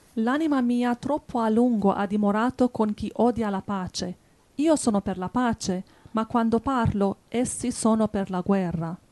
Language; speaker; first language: Italian; native; Italian